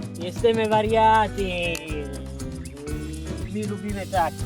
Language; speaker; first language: Polish; non-native, learner; Italian